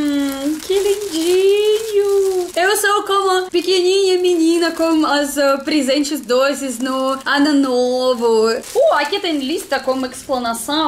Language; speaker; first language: Portuguese; non-native, learner; Russian